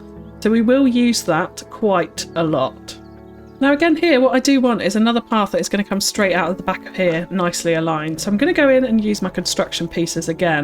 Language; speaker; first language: English; native; English